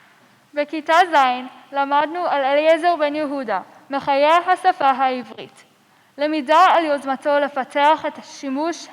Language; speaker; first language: Hebrew; non-native, learner; English